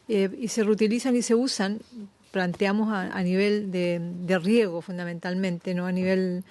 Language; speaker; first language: Spanish; native; Spanish